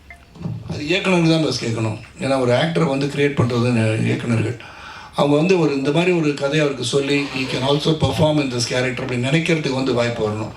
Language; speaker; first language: Tamil; native; Tamil